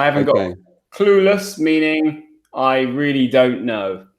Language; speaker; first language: English; native; English